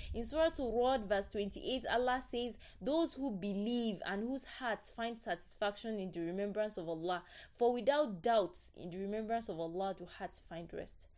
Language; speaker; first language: English; non-native, local second language; Yoruba